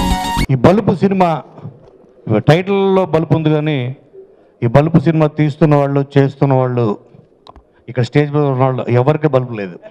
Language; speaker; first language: Telugu; native; Telugu